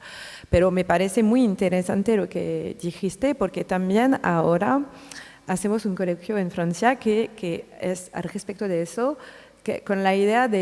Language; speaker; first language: Spanish; non-native, learner; French